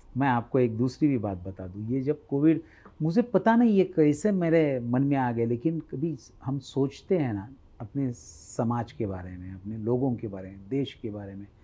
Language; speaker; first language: Hindi; non-native, local second language; Marathi